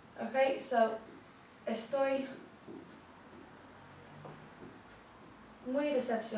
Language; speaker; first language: Spanish; non-native, fluent; English